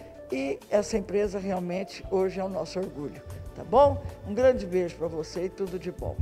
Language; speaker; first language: Portuguese; native; Portuguese